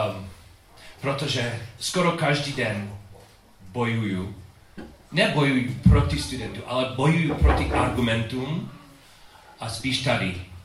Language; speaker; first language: Czech; non-native, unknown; English